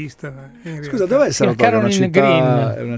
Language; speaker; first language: Italian; native; Italian